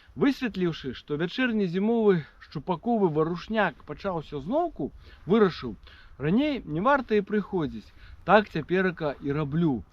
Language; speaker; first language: Belarusian; native; Belarusian